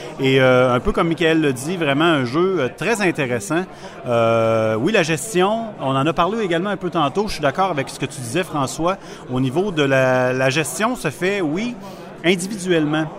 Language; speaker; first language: French; native; French